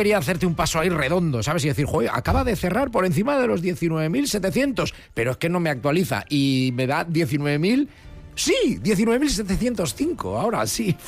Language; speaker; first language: Spanish; native; Spanish